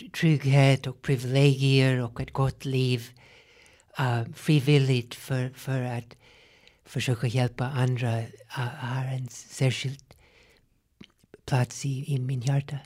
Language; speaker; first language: Swedish; non-native, fluent; English